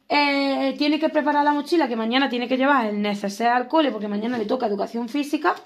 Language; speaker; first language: Spanish; native; Spanish